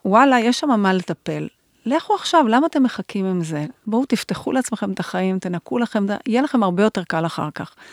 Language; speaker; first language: Hebrew; native; Hebrew